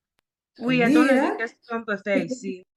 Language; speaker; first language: French; early bilingual, heritage; French